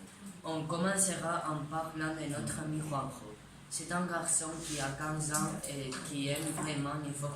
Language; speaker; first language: French; non-native, learner; Spanish